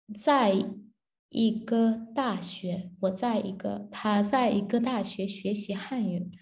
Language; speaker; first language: Chinese; non-native, learner; Turkish